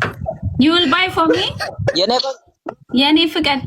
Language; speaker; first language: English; non-native, learner; Amharic